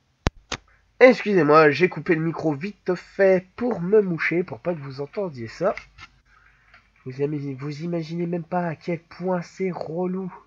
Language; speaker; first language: French; native; French